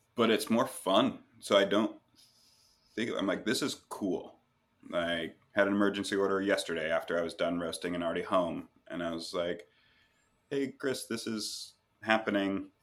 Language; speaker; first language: English; native; English